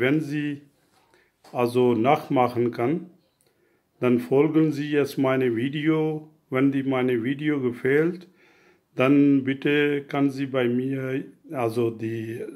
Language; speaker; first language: German; non-native, learner; Urdu